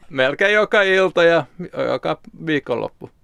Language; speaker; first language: Finnish; non-native, local second language; Swedish